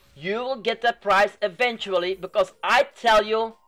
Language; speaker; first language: English; non-native, fluent; Dutch